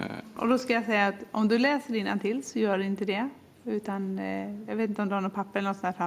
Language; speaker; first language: Swedish; native; Swedish